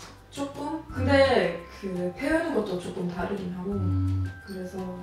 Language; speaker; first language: Korean; non-native, fluent; Swedish